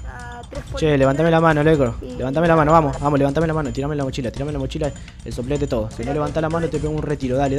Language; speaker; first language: Spanish; native; Spanish